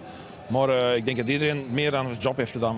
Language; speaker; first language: Dutch; native; Dutch